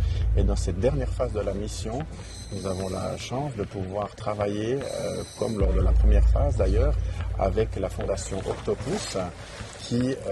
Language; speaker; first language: French; native; French